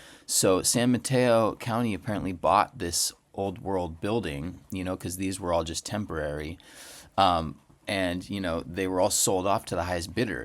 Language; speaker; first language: English; native; English